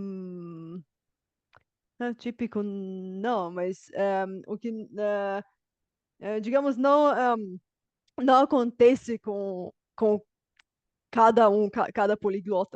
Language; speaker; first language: Portuguese; non-native, fluent; Bulgarian